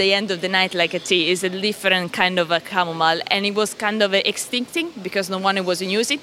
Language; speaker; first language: English; non-native, fluent; Italian